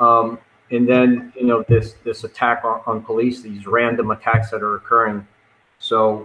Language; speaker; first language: English; native; English